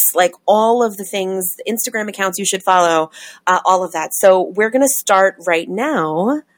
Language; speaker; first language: English; native; English